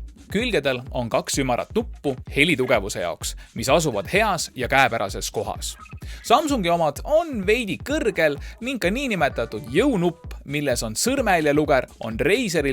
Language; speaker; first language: Estonian; native; Estonian